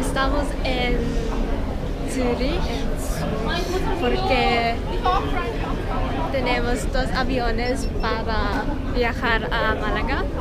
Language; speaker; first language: Spanish; non-native, learner; German